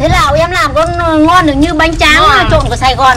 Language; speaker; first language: Vietnamese; native; Vietnamese